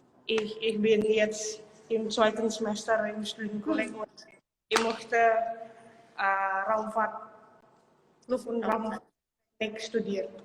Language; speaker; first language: German; non-native, learner; Indonesian